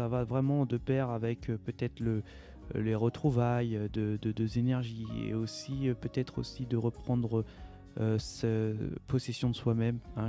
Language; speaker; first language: French; native; French